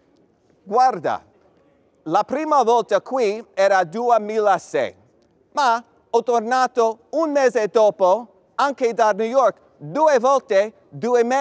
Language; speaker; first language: Italian; non-native, learner; English